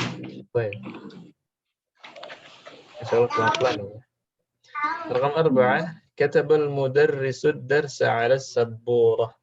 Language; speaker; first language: Arabic; non-native, fluent; Indonesian